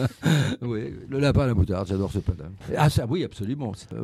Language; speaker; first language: French; native; French